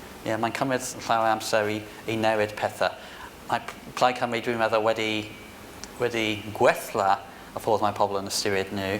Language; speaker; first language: Welsh; non-native, fluent; English